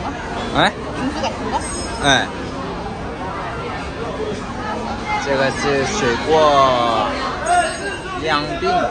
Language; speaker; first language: Chinese; non-native, fluent; Korean